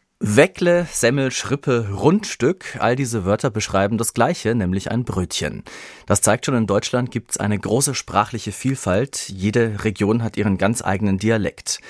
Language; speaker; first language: German; native; German